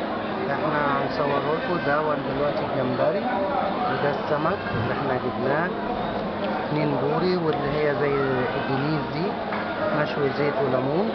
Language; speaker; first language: Arabic; native; Arabic